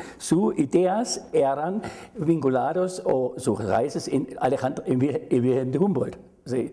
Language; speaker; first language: Spanish; non-native, fluent; German